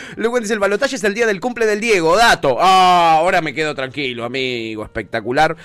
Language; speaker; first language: Spanish; native; Spanish